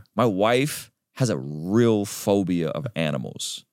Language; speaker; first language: English; early bilingual, other home language; Armenian